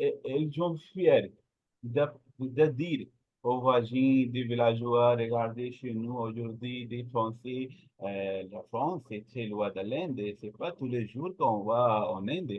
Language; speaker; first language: French; non-native, learner; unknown